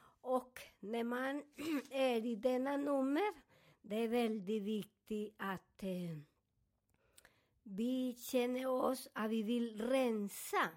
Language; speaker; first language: Swedish; non-native, fluent; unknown